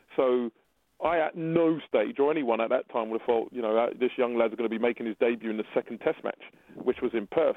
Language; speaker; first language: English; native; English